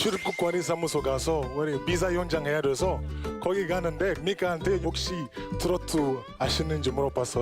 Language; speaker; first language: Korean; non-native, fluent; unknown